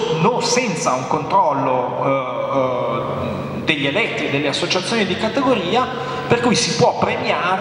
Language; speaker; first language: Italian; native; Italian